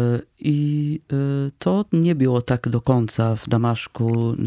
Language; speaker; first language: Polish; non-native, fluent; Arabic